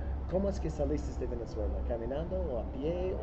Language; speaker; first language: Spanish; non-native, fluent; English